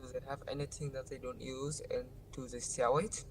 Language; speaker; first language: English; non-native, learner; Vietnamese